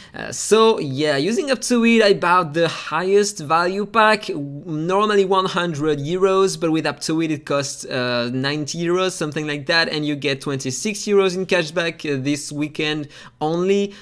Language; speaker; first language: English; non-native, fluent; French